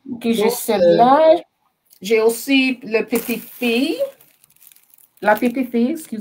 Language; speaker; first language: French; non-native, learner; English